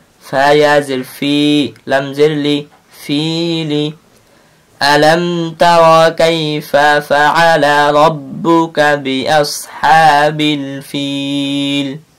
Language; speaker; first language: Arabic; non-native, learner; Bangla